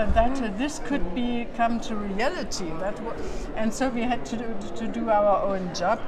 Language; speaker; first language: English; non-native, learner; German